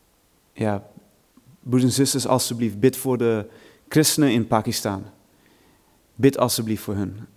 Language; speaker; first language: Dutch; non-native, fluent; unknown